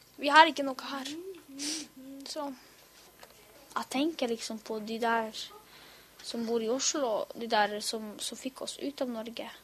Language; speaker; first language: Norwegian; early bilingual, other home language; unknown